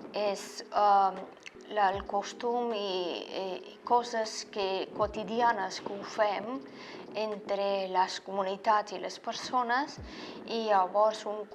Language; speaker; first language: Catalan; non-native, fluent; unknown